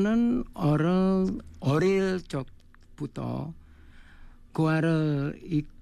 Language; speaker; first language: Korean; non-native, learner; Indonesian